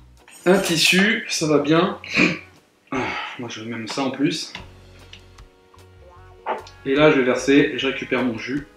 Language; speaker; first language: French; native; French